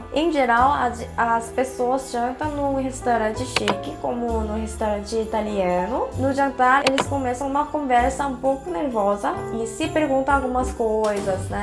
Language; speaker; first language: Portuguese; non-native, fluent; Korean